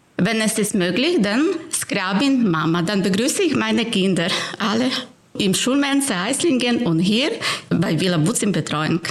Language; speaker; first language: German; non-native, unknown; Ukrainian